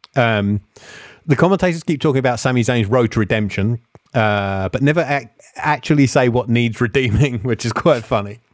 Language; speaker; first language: English; native; English